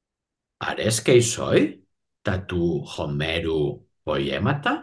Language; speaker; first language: Greek; non-native, learner; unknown